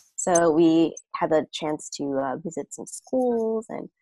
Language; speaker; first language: English; native; English